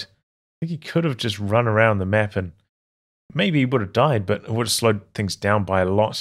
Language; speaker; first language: English; native; English